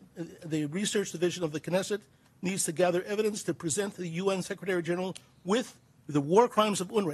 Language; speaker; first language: English; native; English